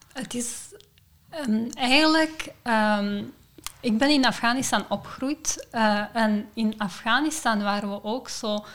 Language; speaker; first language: Dutch; non-native, fluent; Persian